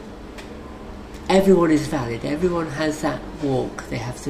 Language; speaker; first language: English; native; English